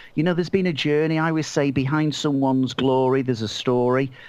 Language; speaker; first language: English; native; English